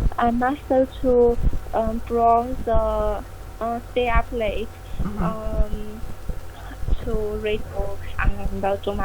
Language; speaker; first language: English; non-native, learner; Chinese